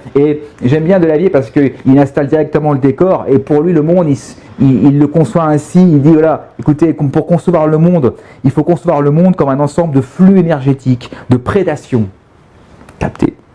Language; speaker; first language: French; native; French